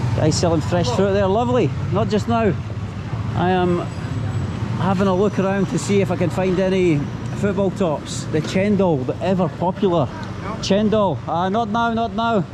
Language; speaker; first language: English; native; English